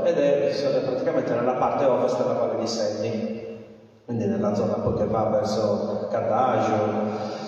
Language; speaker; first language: Italian; native; Italian